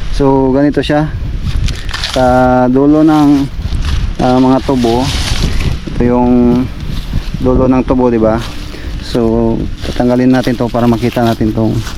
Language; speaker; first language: Filipino; non-native, local second language; Cebuano